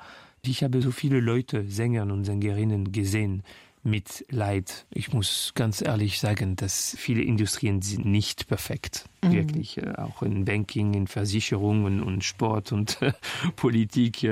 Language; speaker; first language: German; non-native, fluent; French